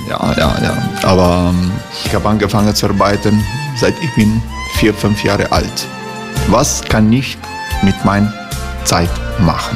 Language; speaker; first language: German; non-native, fluent; Croatian